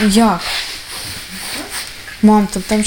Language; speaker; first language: Swedish; non-native, learner; Ukrainian